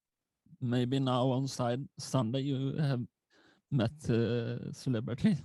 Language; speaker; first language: English; non-native, learner; Swedish